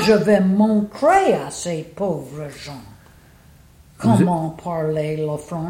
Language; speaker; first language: French; non-native, fluent; English